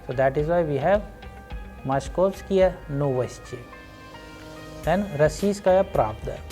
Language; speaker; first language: Russian; non-native, fluent; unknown